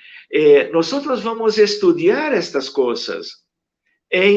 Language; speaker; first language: Spanish; non-native, fluent; Portuguese